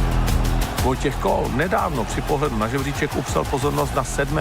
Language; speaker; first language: Czech; native; Czech